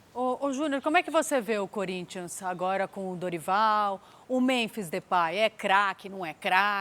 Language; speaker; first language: Portuguese; native; Portuguese